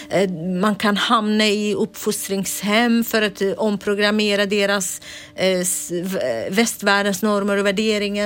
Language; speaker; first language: Swedish; non-native, fluent; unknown